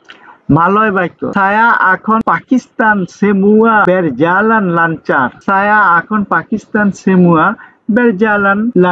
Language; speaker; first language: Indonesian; non-native, fluent; Bangla